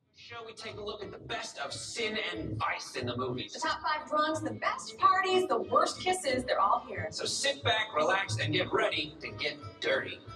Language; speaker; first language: English; native; English